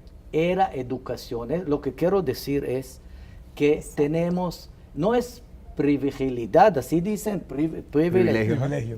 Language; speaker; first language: Spanish; non-native, fluent; Hebrew